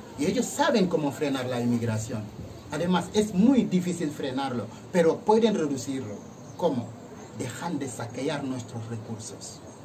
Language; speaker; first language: Spanish; non-native, fluent; Wolof